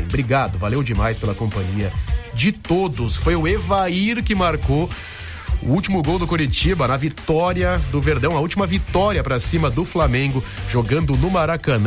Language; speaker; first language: Portuguese; native; Portuguese